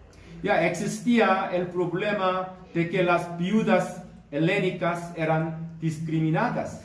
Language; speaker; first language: Spanish; non-native, fluent; Korean